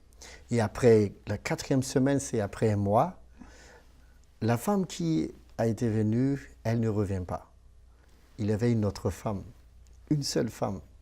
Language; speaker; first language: French; non-native, local second language; Malagasy